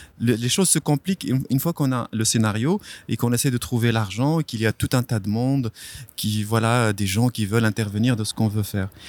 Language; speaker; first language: French; non-native, local second language; Arabic